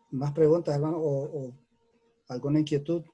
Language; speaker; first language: Spanish; native; Spanish